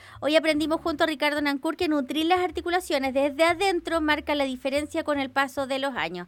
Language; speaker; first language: Spanish; native; Spanish